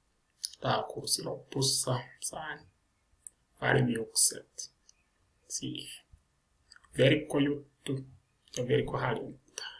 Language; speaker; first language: Finnish; non-native, learner; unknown